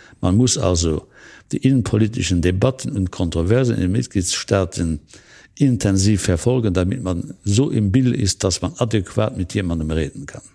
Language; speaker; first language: German; non-native, local second language; Luxembourgish